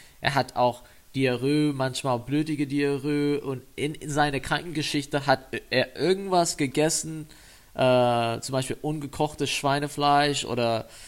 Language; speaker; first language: German; non-native, fluent; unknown